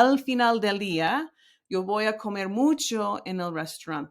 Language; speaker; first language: Spanish; non-native, fluent; English